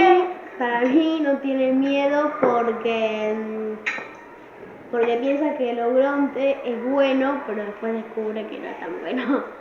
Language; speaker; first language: Spanish; native; Spanish